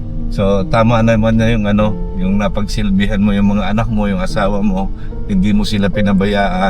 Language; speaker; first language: Filipino; native; Filipino